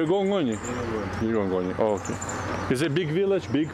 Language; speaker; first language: English; non-native, learner; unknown